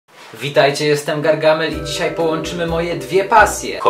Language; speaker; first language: Polish; native; Polish